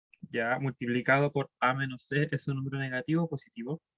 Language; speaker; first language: Spanish; native; Spanish